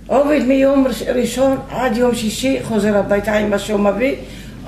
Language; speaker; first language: Hebrew; non-native, fluent; Arabic